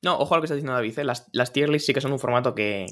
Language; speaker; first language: Spanish; native; Spanish